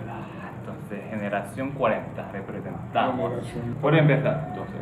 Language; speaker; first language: Spanish; non-native, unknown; Japanese